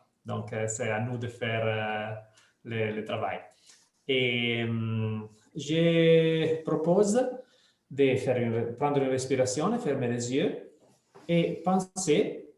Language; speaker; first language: French; non-native, fluent; Italian